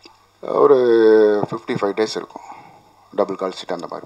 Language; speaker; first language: Tamil; native; Tamil